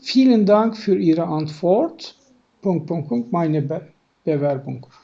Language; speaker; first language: German; non-native, fluent; Turkish